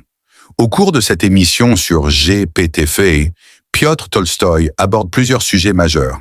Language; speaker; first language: French; native; French